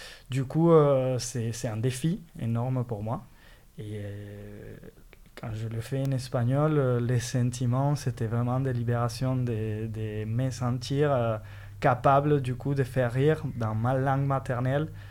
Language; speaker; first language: French; non-native, fluent; Spanish